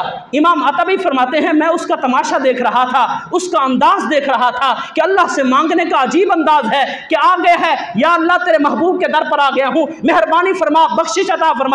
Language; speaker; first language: Urdu; native; Urdu